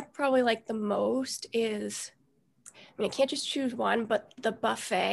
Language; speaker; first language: English; native; English